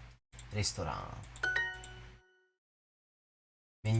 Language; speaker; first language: Japanese; non-native, fluent; English